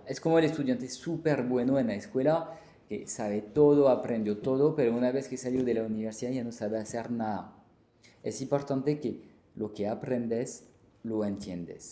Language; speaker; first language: Spanish; non-native, fluent; French